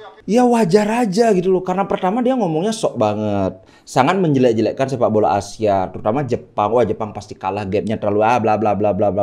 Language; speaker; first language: Indonesian; native; Indonesian